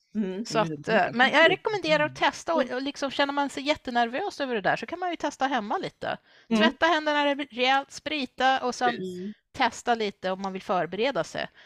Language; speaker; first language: Swedish; early bilingual, other home language; English